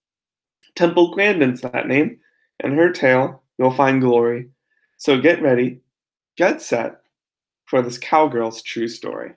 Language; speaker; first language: English; native; English